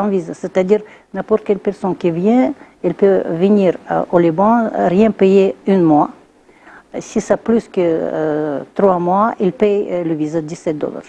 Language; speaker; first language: French; non-native, learner; Russian